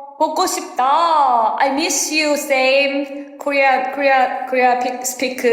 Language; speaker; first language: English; non-native, learner; Korean